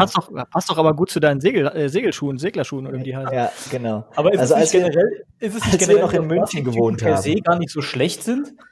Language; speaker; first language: German; native; German